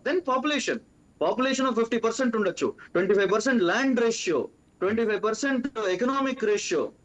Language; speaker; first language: Telugu; native; Telugu